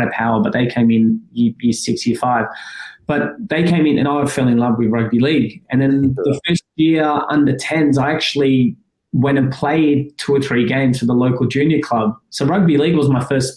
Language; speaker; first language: English; early bilingual, other home language; Persian